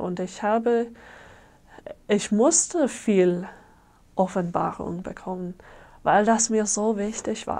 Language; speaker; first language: German; non-native, fluent; English